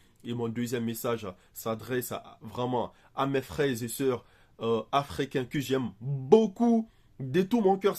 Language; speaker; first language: French; native; French